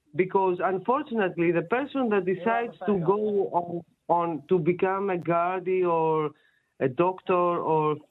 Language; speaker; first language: English; non-native, fluent; Greek